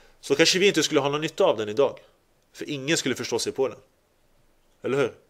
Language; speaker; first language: Swedish; early bilingual, other home language; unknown